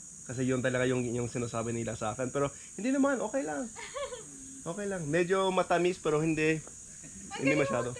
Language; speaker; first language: Filipino; non-native, learner; English